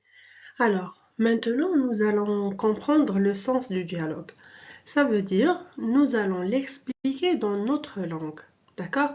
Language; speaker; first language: French; non-native, local second language; Arabic